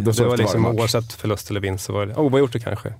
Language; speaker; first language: Swedish; native; Swedish